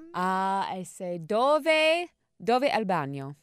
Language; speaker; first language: English; native; English